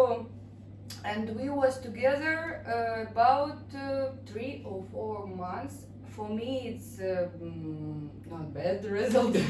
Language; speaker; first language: English; non-native, learner; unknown